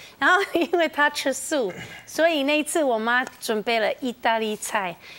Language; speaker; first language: Chinese; non-native, fluent; English